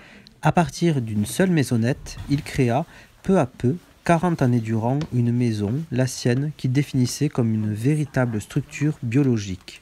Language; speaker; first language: French; native; French